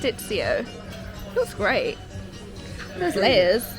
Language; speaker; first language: English; native; English